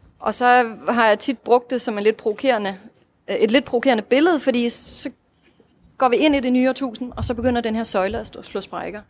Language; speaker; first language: Danish; non-native, fluent; Russian